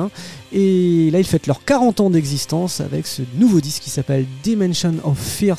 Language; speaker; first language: French; native; French